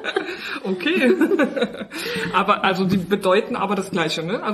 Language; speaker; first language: German; native; German